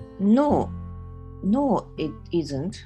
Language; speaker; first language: English; non-native, learner; Japanese